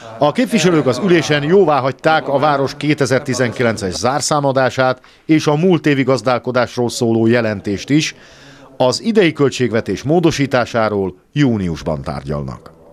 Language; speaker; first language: Hungarian; native; Hungarian